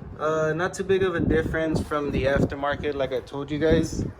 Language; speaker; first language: English; native; English